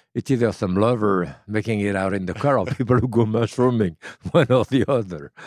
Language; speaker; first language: English; non-native, fluent; French